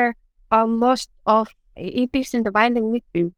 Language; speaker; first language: English; non-native, local second language; Iloko